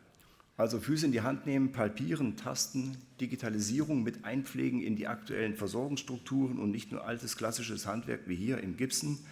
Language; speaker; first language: German; native; German